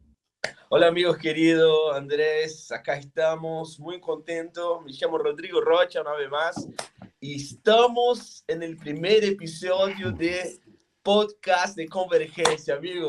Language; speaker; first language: Spanish; non-native, fluent; Portuguese